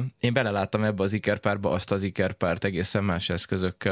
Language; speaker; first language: Hungarian; native; Hungarian